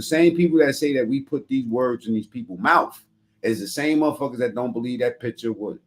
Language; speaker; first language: English; native; English